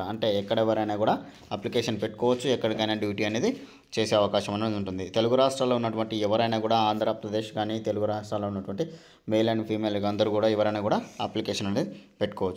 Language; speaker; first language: Telugu; native; Telugu